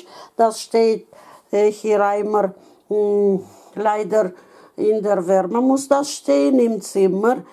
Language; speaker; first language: German; non-native, fluent; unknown